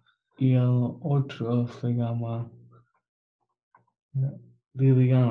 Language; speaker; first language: Spanish; non-native, learner; English